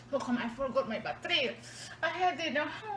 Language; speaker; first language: English; non-native, learner; Indonesian